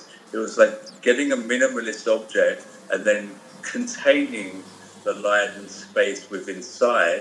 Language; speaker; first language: English; native; English